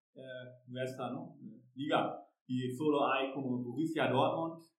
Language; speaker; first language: Spanish; non-native, learner; German